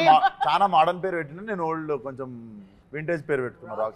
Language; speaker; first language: Telugu; native; Telugu